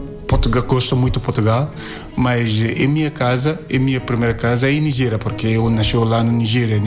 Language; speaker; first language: Portuguese; non-native, learner; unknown